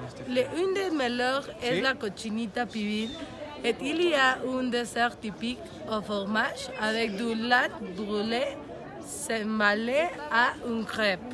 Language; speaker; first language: French; non-native, learner; Spanish